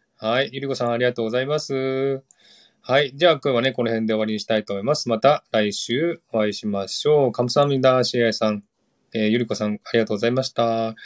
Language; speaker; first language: Japanese; non-native, fluent; Korean